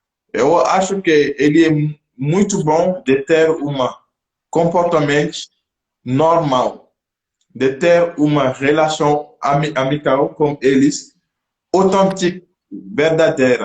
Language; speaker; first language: Portuguese; non-native, local second language; French